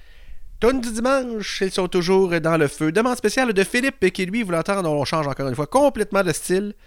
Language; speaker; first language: French; native; French